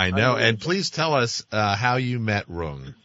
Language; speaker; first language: English; native; English